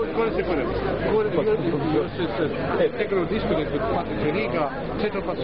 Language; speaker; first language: Latvian; non-native, learner; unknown